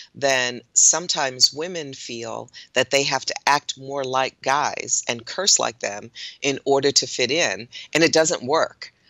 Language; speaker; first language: English; native; English